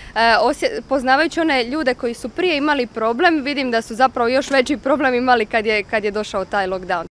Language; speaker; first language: Croatian; native; Croatian